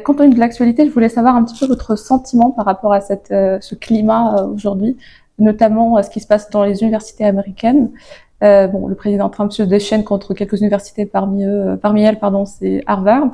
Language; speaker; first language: French; native; French